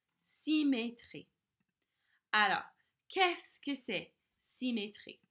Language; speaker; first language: French; non-native, fluent; English